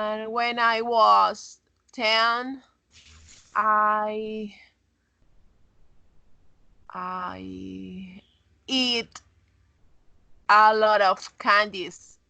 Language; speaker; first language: English; non-native, learner; Spanish